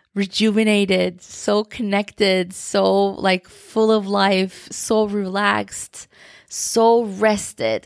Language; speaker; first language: English; non-native, fluent; Turkish